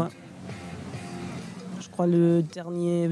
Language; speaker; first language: French; non-native, fluent; German